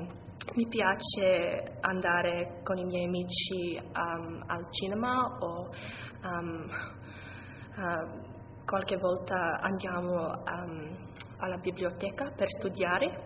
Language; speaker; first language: Italian; non-native, learner; English